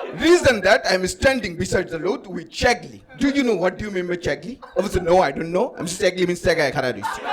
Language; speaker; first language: English; non-native, local second language; Bangla